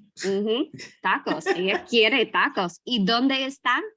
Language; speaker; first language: Spanish; non-native, fluent; English